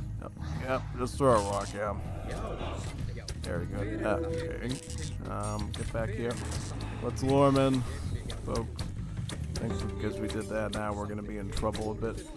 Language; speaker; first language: English; native; English